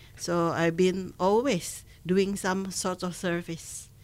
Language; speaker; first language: English; non-native, learner; Indonesian